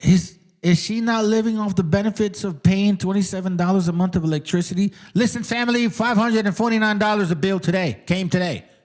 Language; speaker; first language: English; early bilingual, other home language; Spanish